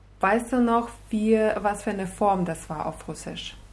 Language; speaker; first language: German; non-native, fluent; Russian